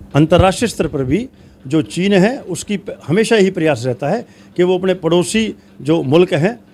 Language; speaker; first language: Hindi; native; Hindi